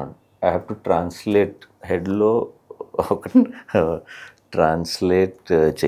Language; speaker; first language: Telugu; non-native, learner; Malayalam